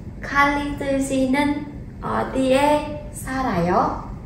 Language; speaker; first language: Korean; non-native, fluent; Vietnamese